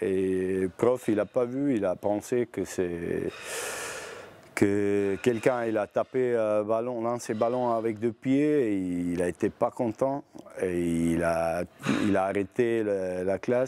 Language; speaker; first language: French; non-native, learner; Bosnian